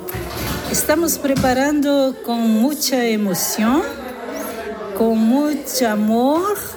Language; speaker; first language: Spanish; non-native, learner; Portuguese